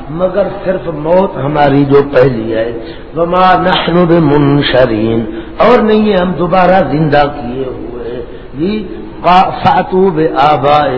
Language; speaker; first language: Urdu; non-native, local second language; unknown